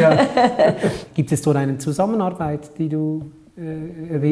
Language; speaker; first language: German; native; German